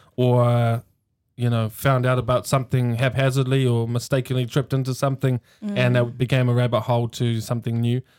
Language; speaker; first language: English; native; English